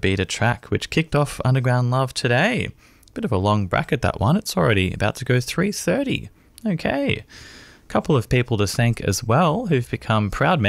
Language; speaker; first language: English; native; English